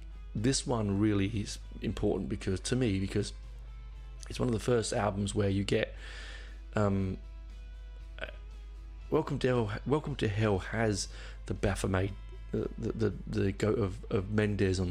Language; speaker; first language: English; native; English